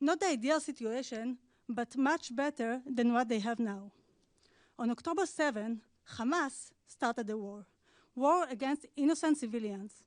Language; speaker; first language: English; non-native, fluent; Hebrew